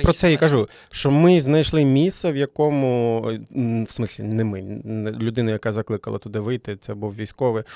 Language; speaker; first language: Ukrainian; native; Ukrainian